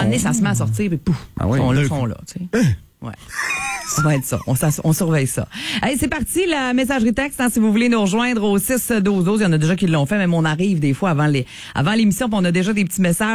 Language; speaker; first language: French; native; French